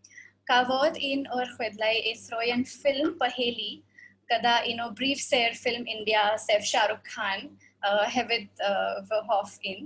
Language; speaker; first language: Welsh; non-native, fluent; Hindi